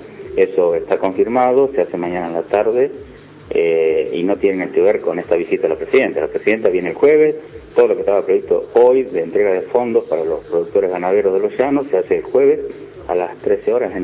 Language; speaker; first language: Spanish; native; Spanish